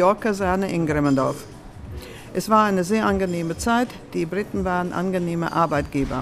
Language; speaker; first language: German; early bilingual, other home language; Latvian